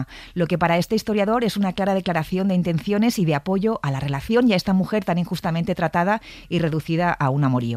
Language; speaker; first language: Spanish; native; Spanish